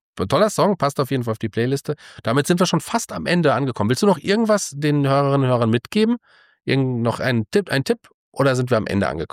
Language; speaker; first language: German; native; German